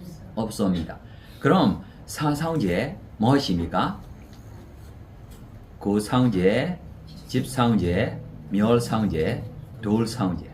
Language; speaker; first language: Korean; non-native, fluent; Burmese